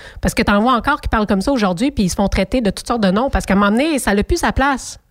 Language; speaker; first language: French; native; French